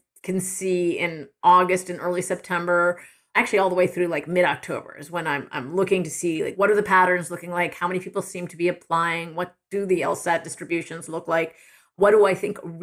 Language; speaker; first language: English; native; English